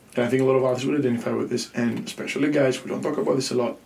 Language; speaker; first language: English; non-native, fluent; Greek